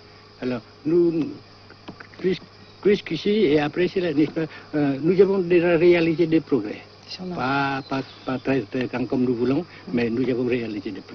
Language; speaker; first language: French; non-native, fluent; Vietnamese